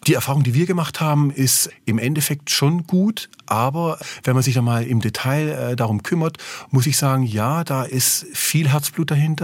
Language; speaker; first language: German; native; German